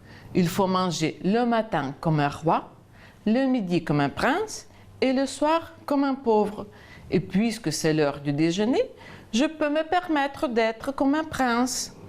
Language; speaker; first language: French; non-native, fluent; Ukrainian